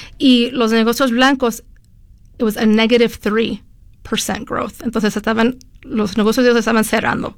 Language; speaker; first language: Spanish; early bilingual, heritage; Spanish